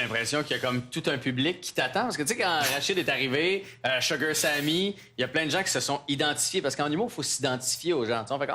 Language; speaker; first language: French; native; French